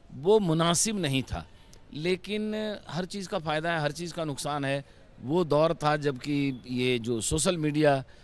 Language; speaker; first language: Hindi; native; Hindi